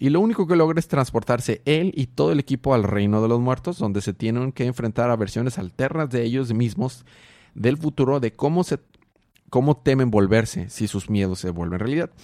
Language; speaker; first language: Spanish; native; Spanish